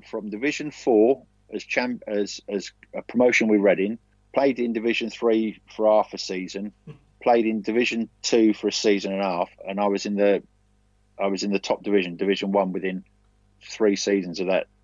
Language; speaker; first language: English; native; English